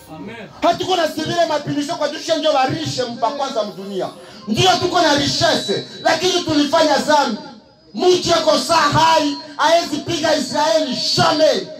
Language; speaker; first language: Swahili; native; Swahili